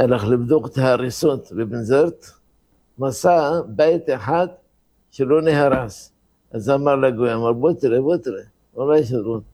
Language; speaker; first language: Hebrew; non-native, fluent; Arabic